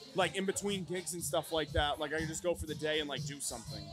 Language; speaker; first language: English; native; English